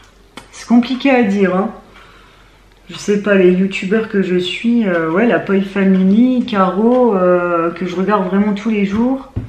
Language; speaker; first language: French; native; French